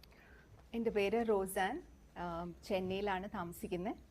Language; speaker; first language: Malayalam; native; Malayalam